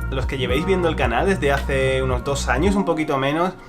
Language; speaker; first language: Spanish; native; Spanish